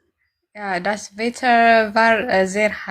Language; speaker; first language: German; non-native, learner; Amharic